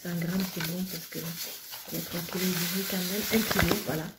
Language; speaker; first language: French; non-native, local second language; Arabic